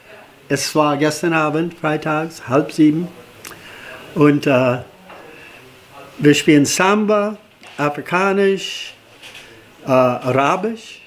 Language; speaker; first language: German; non-native, fluent; English